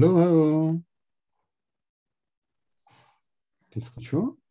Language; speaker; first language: Spanish; non-native, learner; French